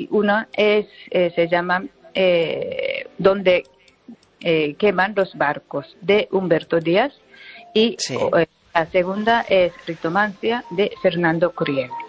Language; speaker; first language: Spanish; non-native, learner; Japanese